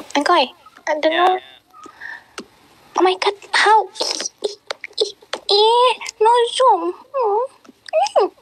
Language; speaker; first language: English; non-native, learner; Indonesian